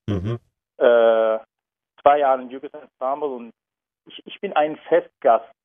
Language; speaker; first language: German; non-native, learner; Turkish